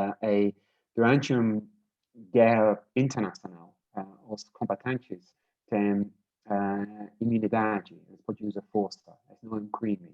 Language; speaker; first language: Portuguese; non-native, learner; English